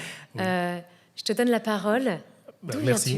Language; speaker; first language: French; native; French